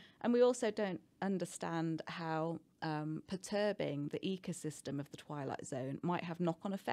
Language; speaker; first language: English; native; English